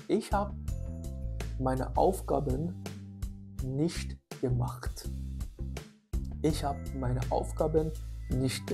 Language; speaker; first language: German; non-native, fluent; Persian